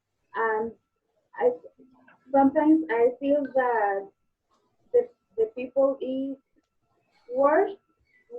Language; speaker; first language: English; non-native, learner; Spanish